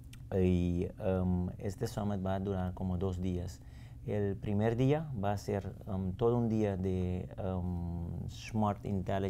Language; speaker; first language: Spanish; non-native, fluent; Papiamento